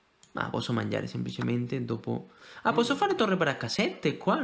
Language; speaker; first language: Italian; non-native, fluent; Spanish